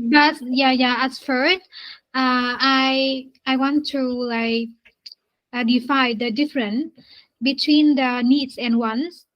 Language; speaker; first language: English; non-native, learner; Vietnamese